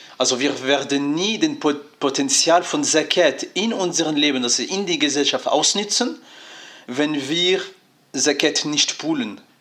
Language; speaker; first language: German; non-native, fluent; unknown